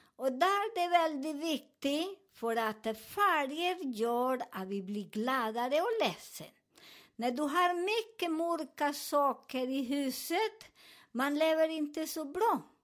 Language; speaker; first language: Swedish; non-native, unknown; Spanish